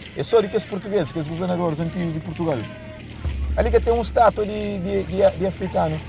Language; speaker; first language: Portuguese; non-native, local second language; Kabuverdianu